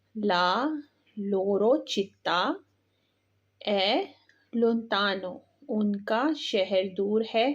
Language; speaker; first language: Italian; non-native, fluent; Urdu